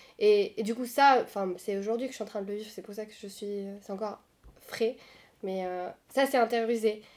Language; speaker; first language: French; non-native, local second language; Arabic